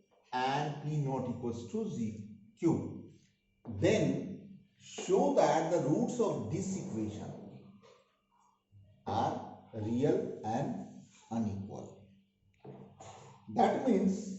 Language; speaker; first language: English; non-native, local second language; Hindi